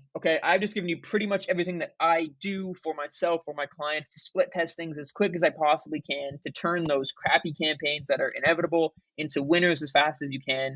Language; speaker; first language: English; native; English